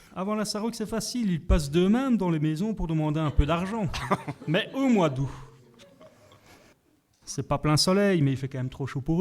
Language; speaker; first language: French; native; French